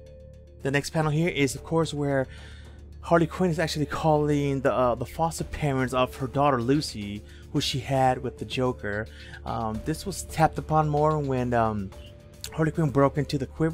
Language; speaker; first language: English; native; English